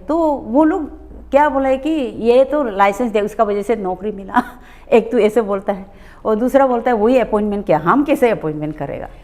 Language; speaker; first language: Hindi; non-native, local second language; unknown